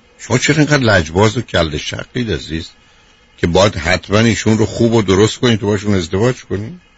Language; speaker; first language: Persian; native; Persian